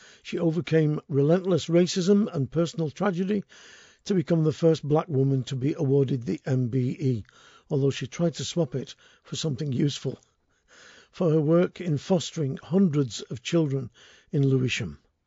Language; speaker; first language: English; native; English